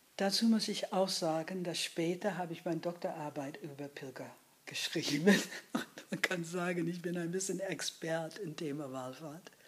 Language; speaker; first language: German; non-native, fluent; English